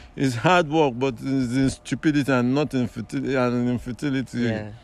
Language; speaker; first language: English; non-native, local second language; Yoruba